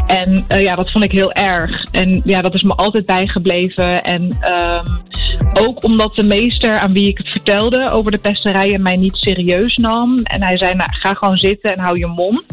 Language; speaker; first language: Dutch; early bilingual, other home language; Arabic